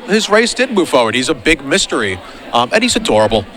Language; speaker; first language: English; native; English